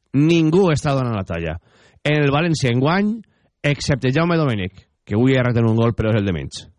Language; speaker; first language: Catalan; native; Catalan